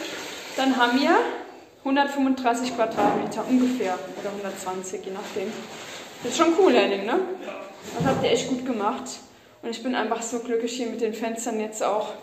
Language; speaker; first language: German; native; German